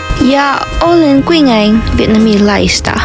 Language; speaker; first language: Finnish; non-native, learner; Vietnamese